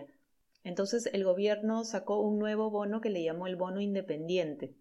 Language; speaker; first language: Spanish; native; Spanish